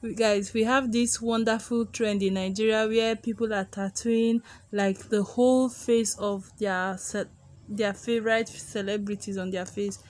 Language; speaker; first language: English; non-native, local second language; Igbo